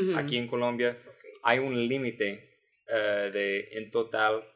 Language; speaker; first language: Spanish; non-native, learner; English